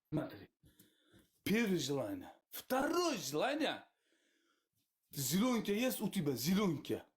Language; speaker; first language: Russian; non-native, learner; Uzbek